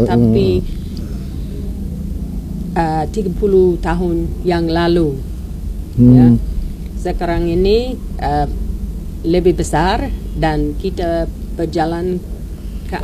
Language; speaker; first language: Indonesian; non-native, learner; English